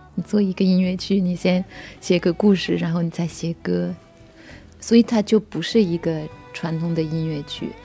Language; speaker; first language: Chinese; non-native, fluent; French